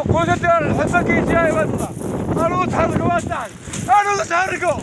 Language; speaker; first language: Arabic; native; Arabic